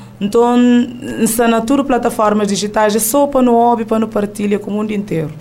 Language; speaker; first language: Portuguese; non-native, local second language; Kabuverdianu